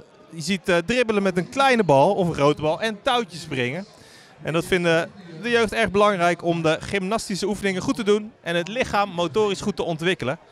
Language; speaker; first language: Dutch; native; Dutch